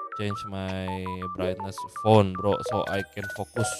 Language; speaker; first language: English; non-native, learner; Indonesian